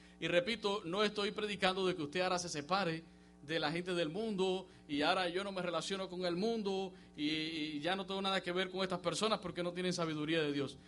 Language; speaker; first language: Spanish; native; Spanish